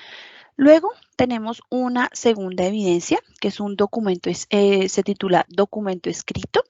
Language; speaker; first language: Spanish; native; Spanish